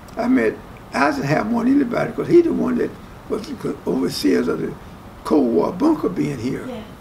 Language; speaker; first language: English; native; English